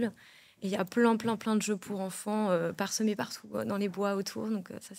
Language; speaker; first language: French; native; French